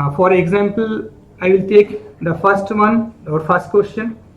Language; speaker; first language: English; non-native, local second language; Bangla